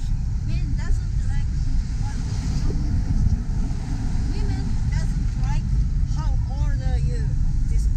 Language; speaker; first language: English; non-native, learner; Japanese